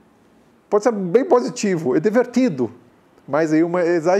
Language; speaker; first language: Portuguese; non-native, fluent; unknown